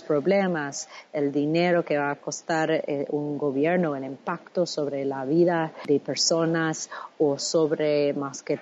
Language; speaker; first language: Spanish; non-native, fluent; English